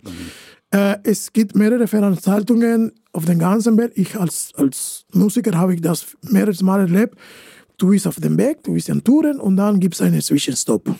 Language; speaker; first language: German; non-native, fluent; Spanish